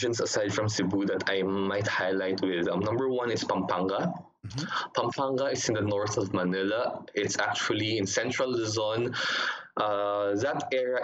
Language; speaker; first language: English; non-native, local second language; Hiligaynon